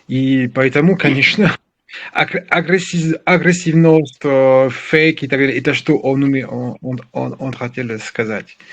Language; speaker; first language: Russian; non-native, learner; French